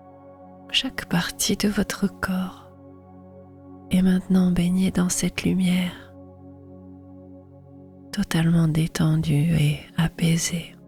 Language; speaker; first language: French; native; French